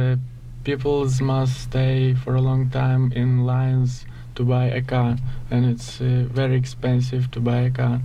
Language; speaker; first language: English; non-native, learner; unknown